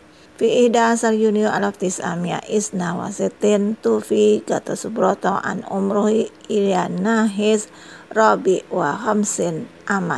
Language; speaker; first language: Arabic; non-native, fluent; Indonesian